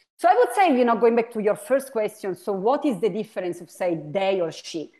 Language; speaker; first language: English; non-native, fluent; Italian